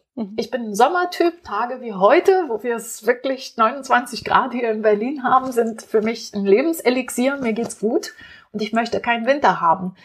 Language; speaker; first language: German; non-native, fluent; Romanian